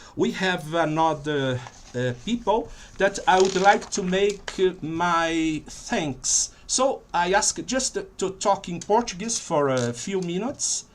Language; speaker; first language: English; non-native, fluent; Portuguese